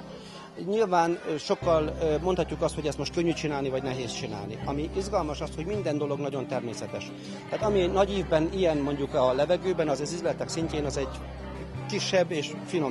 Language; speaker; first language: Hungarian; native; Hungarian